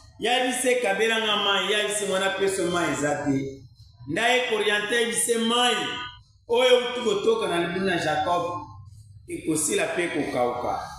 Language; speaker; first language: Lingala; non-native, local second language; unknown